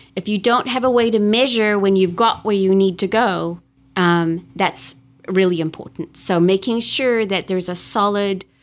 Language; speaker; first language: English; native; English